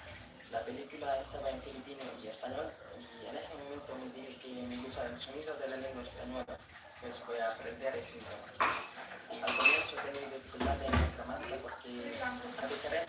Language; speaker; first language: Spanish; non-native, learner; Filipino